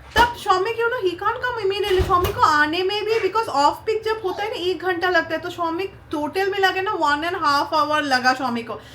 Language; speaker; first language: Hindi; non-native, local second language; Bangla